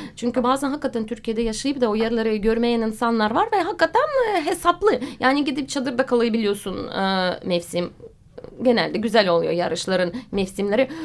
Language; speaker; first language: Turkish; non-native, fluent; Russian